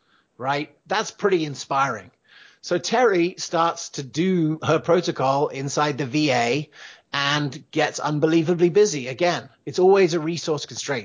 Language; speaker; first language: English; native; English